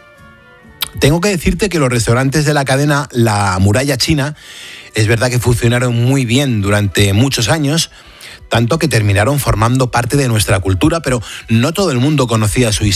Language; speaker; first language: Spanish; native; Spanish